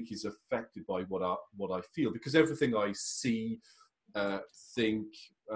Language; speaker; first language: English; native; English